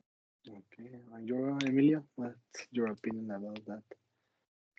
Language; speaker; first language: English; non-native, learner; Spanish